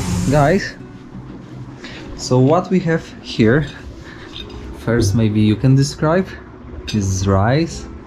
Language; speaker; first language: English; non-native, learner; Polish